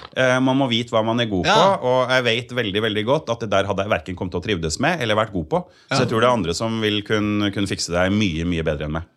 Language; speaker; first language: Norwegian; native; Norwegian